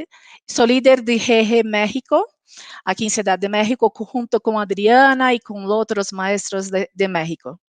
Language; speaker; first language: Spanish; non-native, local second language; Portuguese